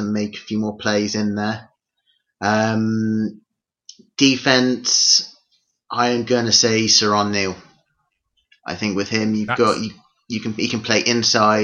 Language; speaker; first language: English; native; English